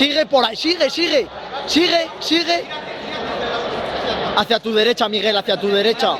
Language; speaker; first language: Spanish; native; Spanish